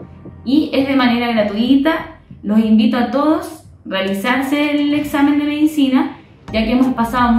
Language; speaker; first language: Spanish; native; Spanish